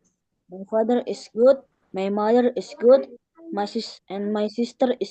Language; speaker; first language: English; non-native, learner; Indonesian